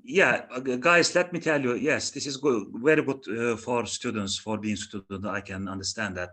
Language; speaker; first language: English; non-native, fluent; Turkish